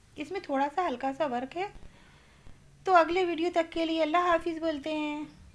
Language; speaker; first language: Hindi; native; Hindi